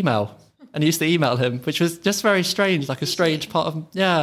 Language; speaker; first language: English; native; English